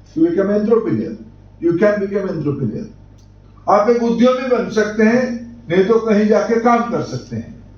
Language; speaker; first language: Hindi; non-native, local second language; Odia